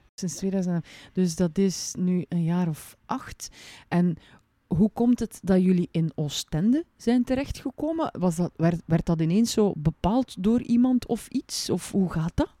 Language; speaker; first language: Dutch; native; Dutch